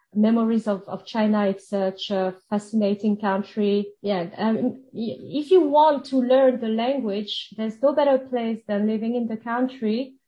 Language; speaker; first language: English; non-native, fluent; French